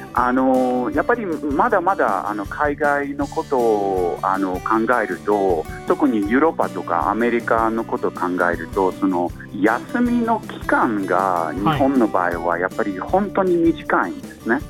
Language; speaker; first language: Japanese; non-native, fluent; English